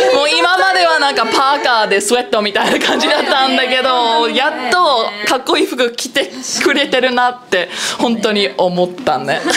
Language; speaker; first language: Japanese; early bilingual, heritage; Japanese